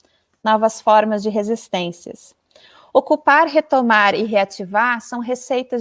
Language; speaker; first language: Portuguese; native; Portuguese